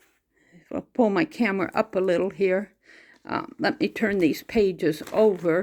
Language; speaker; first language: English; native; English